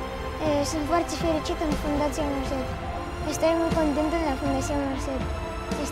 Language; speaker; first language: Spanish; non-native, fluent; Romanian